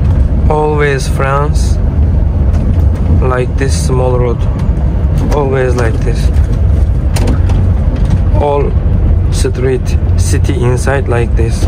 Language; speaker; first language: English; non-native, learner; Turkish